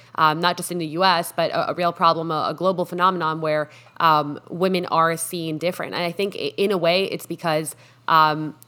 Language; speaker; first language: English; non-native, fluent; Spanish